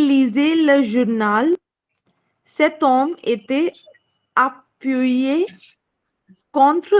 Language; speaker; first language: French; non-native, learner; Hindi